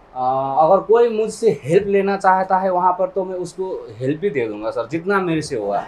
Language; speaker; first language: Hindi; non-native, local second language; Nepali